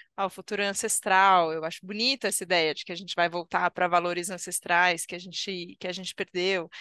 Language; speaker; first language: Portuguese; native; Portuguese